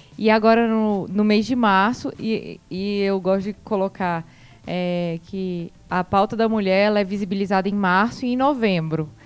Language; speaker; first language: Portuguese; native; Portuguese